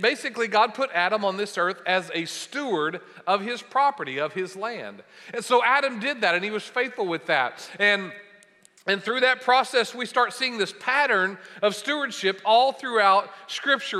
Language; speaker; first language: English; native; English